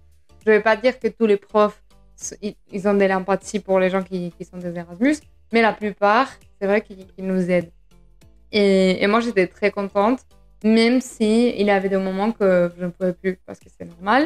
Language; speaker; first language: French; non-native, fluent; Spanish